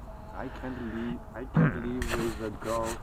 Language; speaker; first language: English; non-native, learner; Chinese